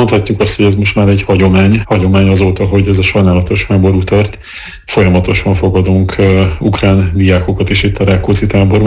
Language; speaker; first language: Hungarian; native; Hungarian